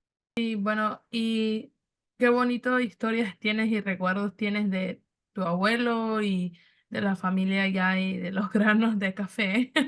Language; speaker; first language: Spanish; early bilingual, other home language; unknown